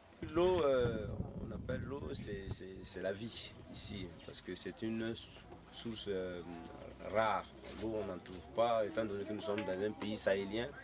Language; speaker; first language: French; non-native, local second language; Mossi